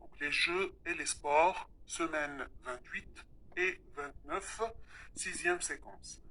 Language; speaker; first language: French; non-native, local second language; Arabic